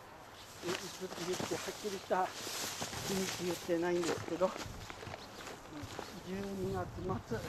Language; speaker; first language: Japanese; native; Japanese